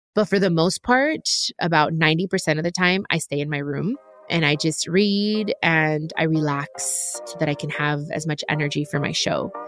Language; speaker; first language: English; early bilingual, other home language; Spanish